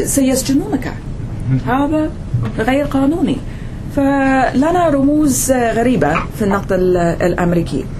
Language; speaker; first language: Arabic; non-native, fluent; English